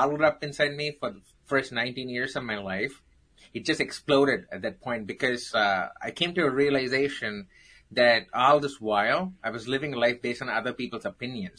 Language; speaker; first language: English; non-native, local second language; Tamil